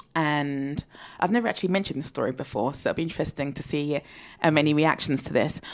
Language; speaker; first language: English; native; English